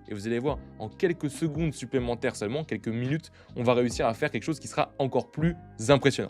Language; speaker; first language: French; native; French